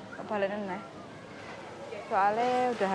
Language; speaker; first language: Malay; non-native, local second language; Javanese